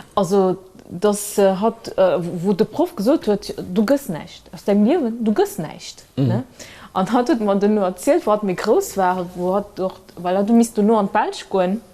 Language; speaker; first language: Luxembourgish; early bilingual, other home language; Kabuverdianu